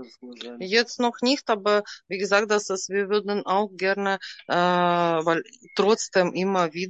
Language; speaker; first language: German; non-native, learner; Russian